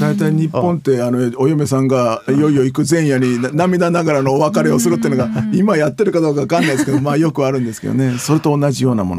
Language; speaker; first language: Japanese; native; Japanese